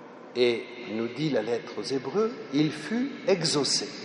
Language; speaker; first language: French; native; French